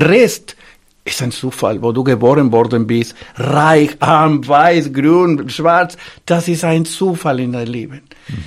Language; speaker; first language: German; non-native, fluent; Spanish